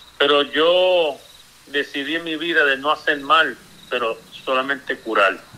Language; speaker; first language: Spanish; early bilingual, heritage; Spanish